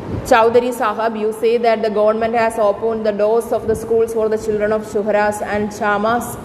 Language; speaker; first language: English; non-native, local second language; Malayalam